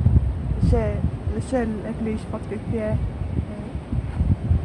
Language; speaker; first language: French; non-native, learner; Estonian